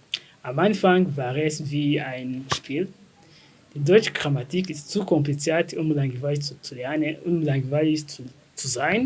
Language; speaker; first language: German; non-native, fluent; Kinyarwanda